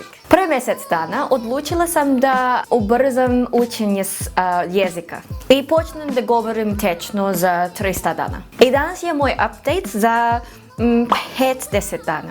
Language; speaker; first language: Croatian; non-native, learner; English